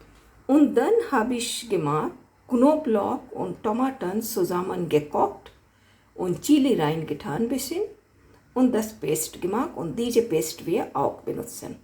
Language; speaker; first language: German; non-native, learner; Hindi